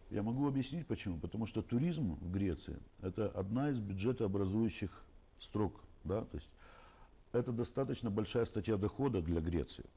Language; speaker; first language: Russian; native; Russian